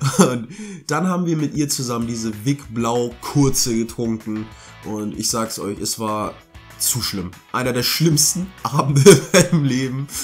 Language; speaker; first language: German; early bilingual, heritage; German